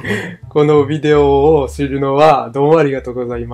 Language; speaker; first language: Japanese; non-native, learner; French